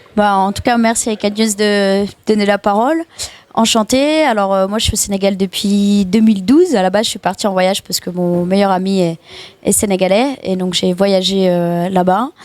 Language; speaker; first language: French; native; French